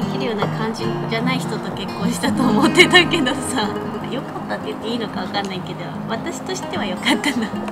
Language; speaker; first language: Japanese; native; Japanese